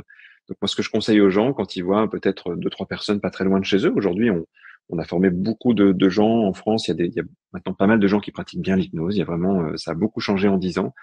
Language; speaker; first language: French; native; French